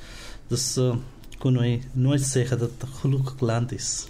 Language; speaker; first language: Dutch; non-native, learner; Nepali